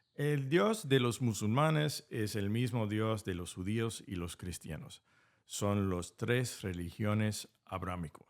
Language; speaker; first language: Spanish; non-native, fluent; English